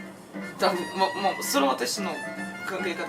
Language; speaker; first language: Japanese; non-native, fluent; Russian